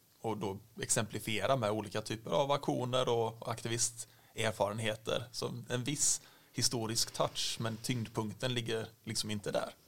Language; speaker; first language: Swedish; native; Swedish